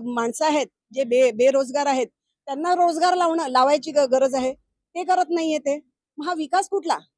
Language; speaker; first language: Marathi; native; Marathi